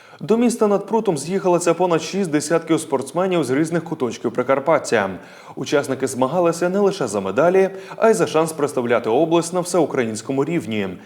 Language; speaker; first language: Ukrainian; native; Ukrainian